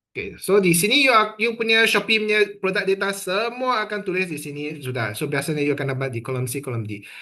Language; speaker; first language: Malay; non-native, local second language; Chinese